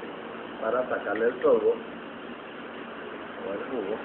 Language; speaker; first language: Spanish; native; Spanish